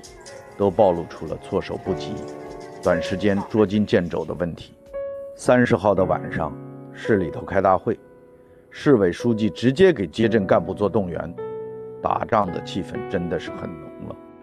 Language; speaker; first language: Chinese; native; Chinese